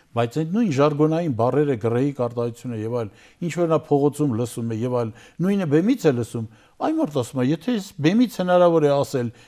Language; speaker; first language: Armenian; native; Armenian